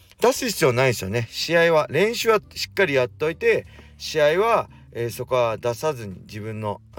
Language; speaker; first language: Japanese; native; Japanese